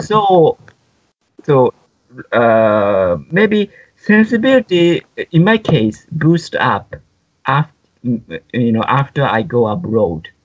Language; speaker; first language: English; non-native, fluent; Japanese